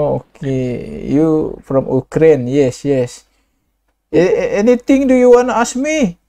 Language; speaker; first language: English; non-native, learner; Indonesian